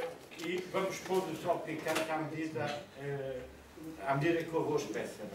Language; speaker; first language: Portuguese; native; Portuguese